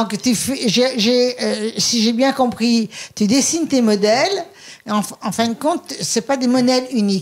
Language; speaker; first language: French; native; French